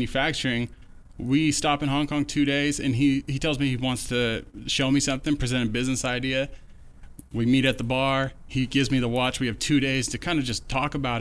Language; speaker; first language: English; native; English